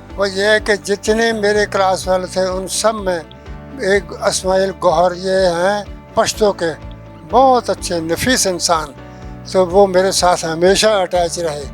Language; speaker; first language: Urdu; non-native, local second language; Punjabi